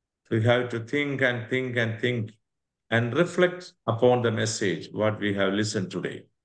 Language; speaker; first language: English; non-native, local second language; Malayalam